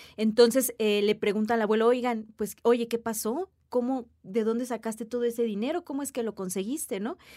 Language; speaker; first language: Spanish; native; Spanish